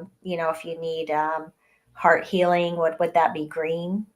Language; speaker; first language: English; native; English